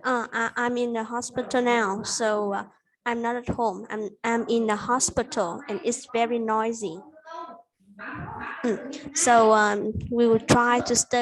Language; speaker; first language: English; non-native, fluent; Vietnamese